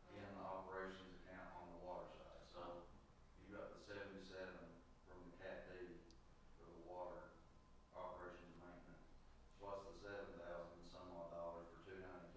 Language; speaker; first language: English; native; English